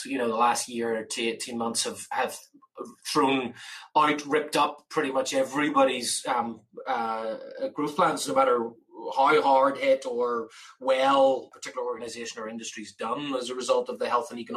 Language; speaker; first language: English; native; English